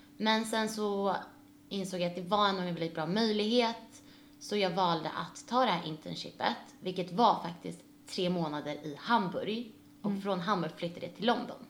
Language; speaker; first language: Swedish; native; Swedish